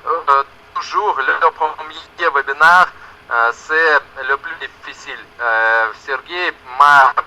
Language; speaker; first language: French; non-native, learner; Russian